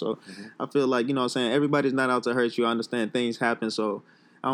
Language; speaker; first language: English; native; English